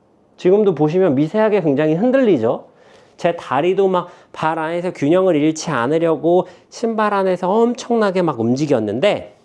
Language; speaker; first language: Korean; native; Korean